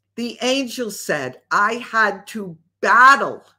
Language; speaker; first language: English; native; English